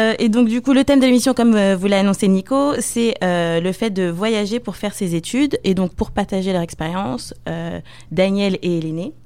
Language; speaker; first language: French; native; French